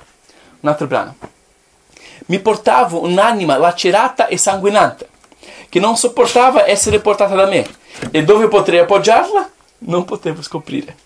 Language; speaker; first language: Italian; non-native, fluent; Portuguese